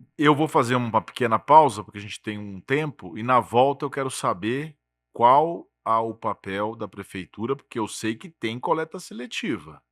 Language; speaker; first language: Portuguese; native; Portuguese